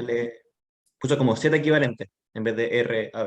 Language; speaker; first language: Spanish; native; Spanish